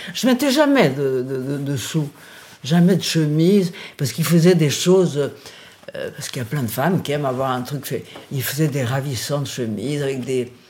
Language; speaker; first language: French; early bilingual, other home language; Portuguese